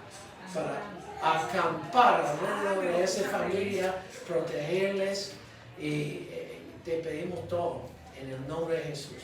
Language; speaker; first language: Spanish; non-native, learner; English